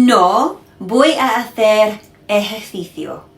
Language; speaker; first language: Spanish; non-native, learner; English